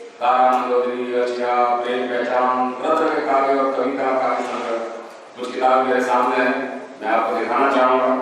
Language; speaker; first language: Hindi; non-native, local second language; Odia